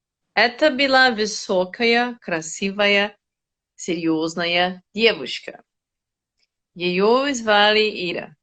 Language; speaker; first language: Russian; non-native, learner; Portuguese